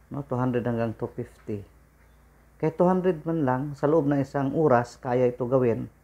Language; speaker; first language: Filipino; non-native, local second language; Cebuano